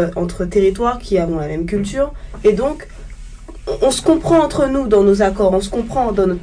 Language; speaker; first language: French; native; French